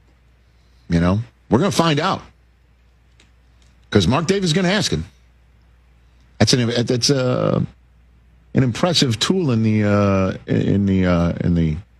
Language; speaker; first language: English; native; English